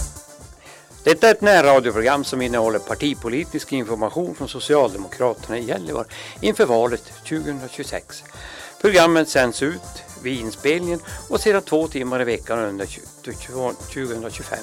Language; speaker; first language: Swedish; native; Swedish